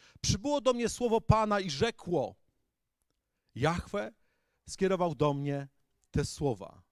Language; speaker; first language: Polish; native; Polish